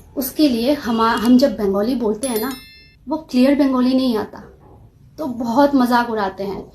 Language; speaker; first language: Hindi; non-native, local second language; Kok Borok